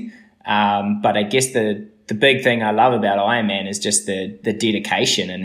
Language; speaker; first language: English; native; English